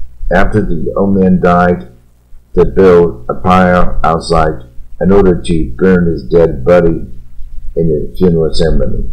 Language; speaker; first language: English; non-native, fluent; Chinese